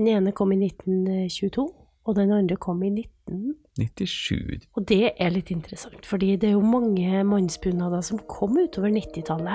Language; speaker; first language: Norwegian; native; Norwegian